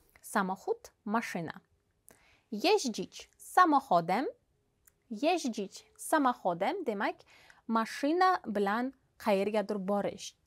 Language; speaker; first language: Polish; non-native, fluent; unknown